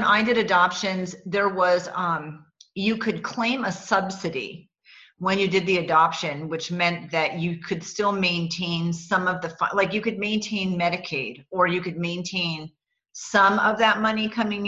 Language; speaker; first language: English; native; English